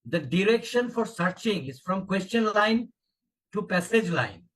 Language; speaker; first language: English; non-native, local second language; Bangla